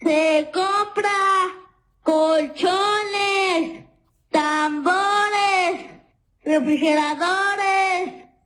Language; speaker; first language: Spanish; native; Spanish